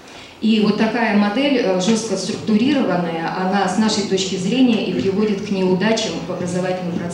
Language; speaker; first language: Russian; native; Russian